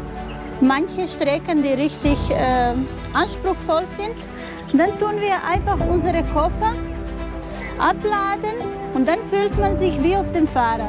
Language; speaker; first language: German; non-native, fluent; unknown